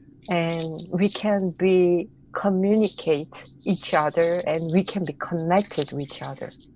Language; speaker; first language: English; non-native, fluent; Korean